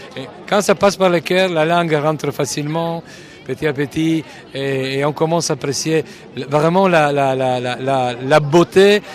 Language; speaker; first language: French; non-native, fluent; Italian